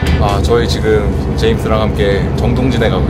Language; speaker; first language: Korean; native; Korean